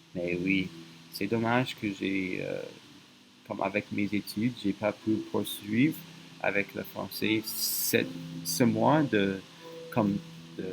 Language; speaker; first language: French; non-native, fluent; English